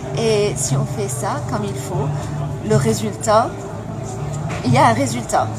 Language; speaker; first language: French; non-native, local second language; Arabic